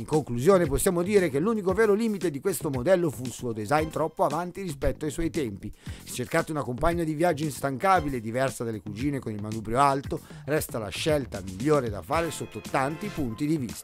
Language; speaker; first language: Italian; native; Italian